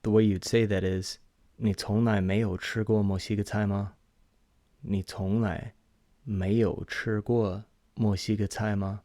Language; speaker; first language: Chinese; non-native, fluent; English